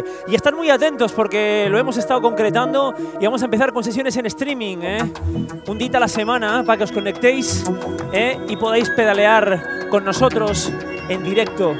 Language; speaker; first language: Spanish; native; Spanish